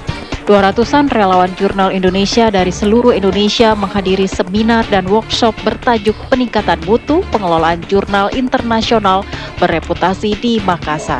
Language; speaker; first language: Indonesian; native; Indonesian